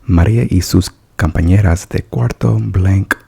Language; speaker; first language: Spanish; non-native, learner; English